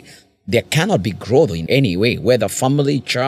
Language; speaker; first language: English; non-native, local second language; Kikuyu